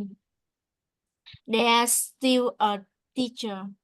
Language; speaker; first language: English; non-native, learner; Vietnamese